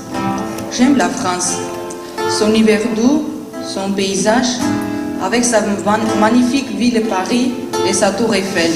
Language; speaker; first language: French; non-native, learner; Armenian